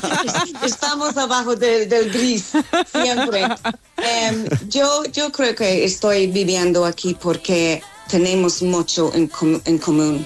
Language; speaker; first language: Spanish; non-native, fluent; English